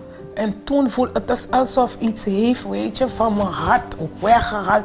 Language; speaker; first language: Dutch; non-native, local second language; Papiamento